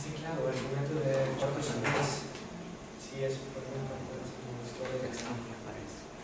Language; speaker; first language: Portuguese; non-native, learner; Spanish